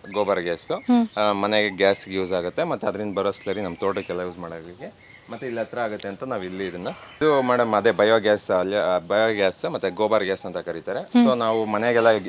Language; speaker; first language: Kannada; native; Kannada